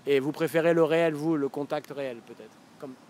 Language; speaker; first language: French; native; French